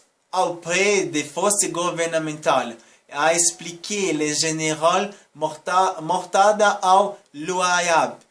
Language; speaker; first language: French; non-native, learner; Portuguese